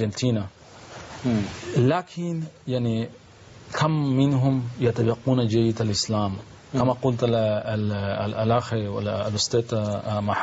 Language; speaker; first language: Arabic; non-native, learner; Spanish